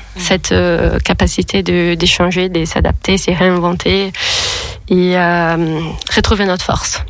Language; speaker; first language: French; non-native, fluent; Portuguese